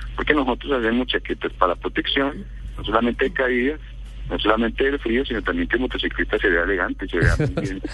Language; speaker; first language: Spanish; native; Spanish